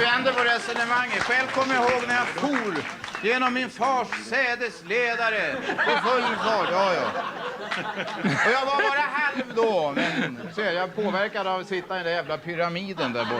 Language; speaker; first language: Swedish; native; Swedish